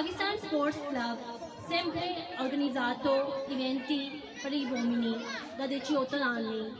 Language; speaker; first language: Italian; non-native, learner; Urdu